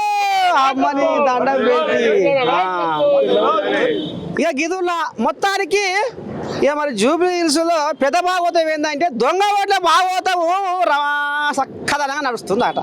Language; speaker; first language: Telugu; native; Telugu